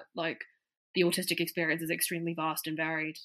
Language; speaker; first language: English; non-native, local second language; Cantonese